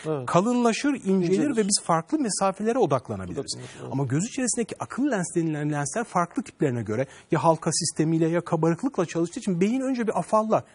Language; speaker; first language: Turkish; native; Turkish